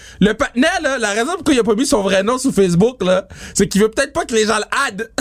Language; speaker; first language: French; native; French